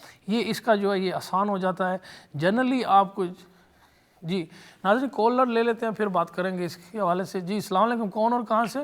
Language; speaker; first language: Urdu; native; Urdu